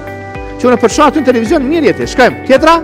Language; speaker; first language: Albanian; native; Albanian